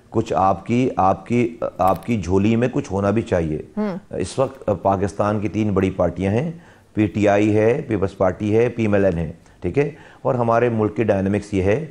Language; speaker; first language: Urdu; native; Urdu